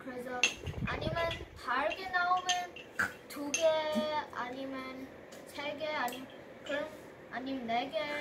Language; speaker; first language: Korean; early bilingual, heritage; Korean